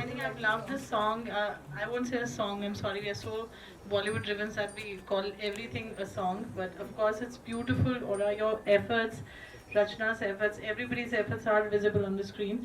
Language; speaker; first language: English; non-native, local second language; Hindi